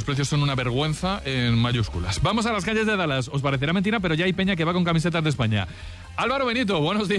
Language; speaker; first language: Spanish; native; Spanish